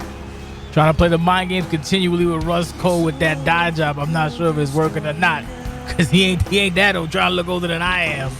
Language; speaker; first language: English; native; English